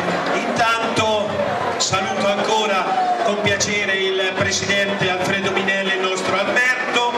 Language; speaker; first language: Italian; native; Italian